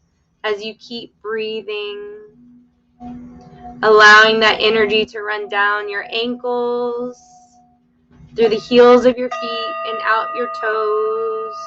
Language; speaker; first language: English; native; English